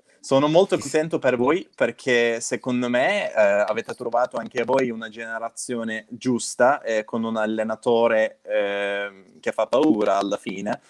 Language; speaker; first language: Italian; non-native, fluent; Turkish